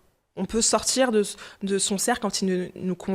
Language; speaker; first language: French; early bilingual, other home language; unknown